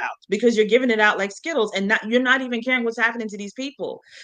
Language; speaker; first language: English; native; English